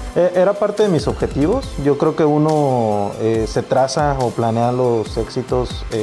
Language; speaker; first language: Spanish; native; Spanish